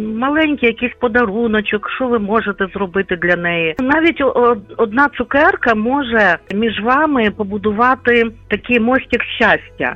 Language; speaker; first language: Ukrainian; native; Ukrainian